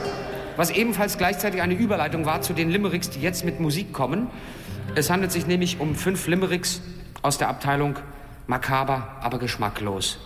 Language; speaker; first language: German; native; German